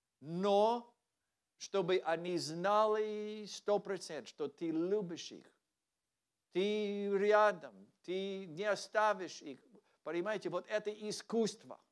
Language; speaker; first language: Russian; non-native, learner; English